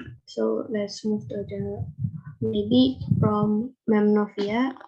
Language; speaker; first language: English; non-native, learner; Indonesian